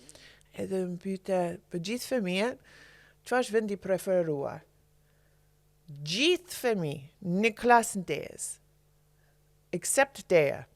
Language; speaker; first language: Albanian; non-native, learner; English